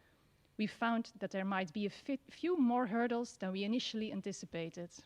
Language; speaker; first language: English; non-native, fluent; Dutch